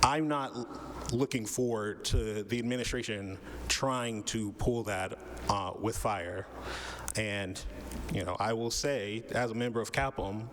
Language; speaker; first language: English; native; English